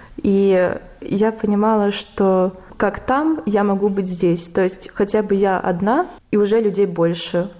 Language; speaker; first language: Russian; native; Russian